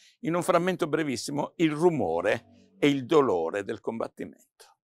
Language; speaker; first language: Italian; native; Italian